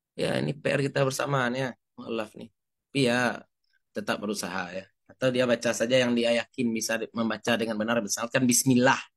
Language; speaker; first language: Indonesian; non-native, local second language; Minangkabau